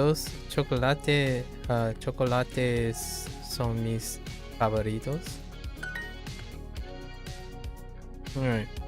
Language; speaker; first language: Spanish; non-native, learner; English